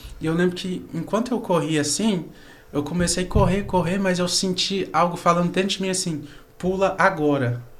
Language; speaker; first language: Portuguese; native; Portuguese